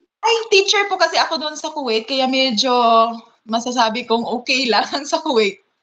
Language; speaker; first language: Filipino; non-native, local second language; Hiligaynon